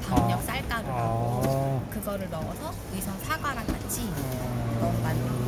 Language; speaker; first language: Korean; native; Korean